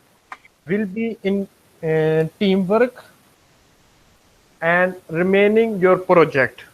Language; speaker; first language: English; non-native, fluent; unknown